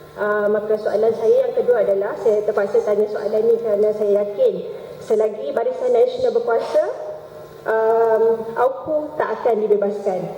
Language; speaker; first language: Malay; native; Malay